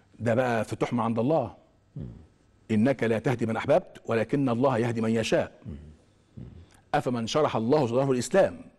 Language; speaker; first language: Arabic; native; Arabic